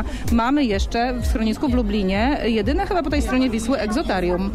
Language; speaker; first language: Polish; native; Polish